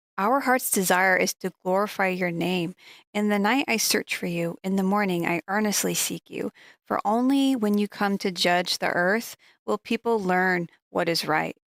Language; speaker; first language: English; native; English